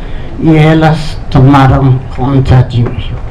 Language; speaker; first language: Portuguese; non-native, fluent; Polish